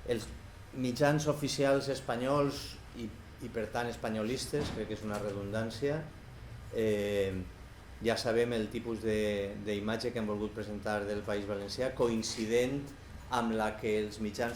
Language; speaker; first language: Catalan; native; Catalan